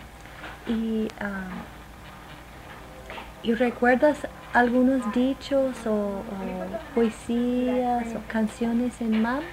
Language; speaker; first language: Spanish; non-native, fluent; English